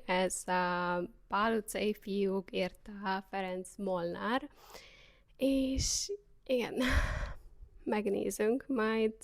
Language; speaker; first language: Hungarian; non-native, learner; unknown